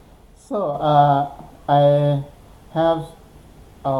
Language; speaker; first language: English; non-native, learner; Thai